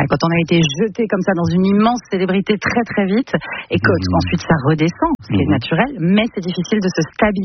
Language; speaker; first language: French; native; French